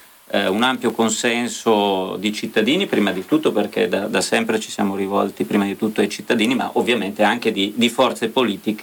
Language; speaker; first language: Italian; native; Italian